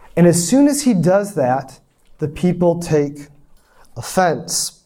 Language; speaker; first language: English; native; English